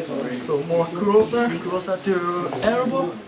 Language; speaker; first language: English; non-native, learner; Japanese